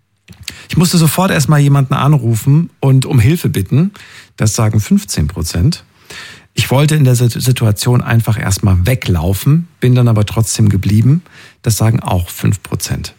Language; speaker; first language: German; native; German